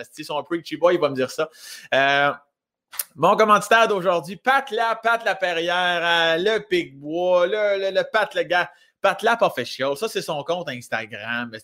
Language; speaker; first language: French; native; French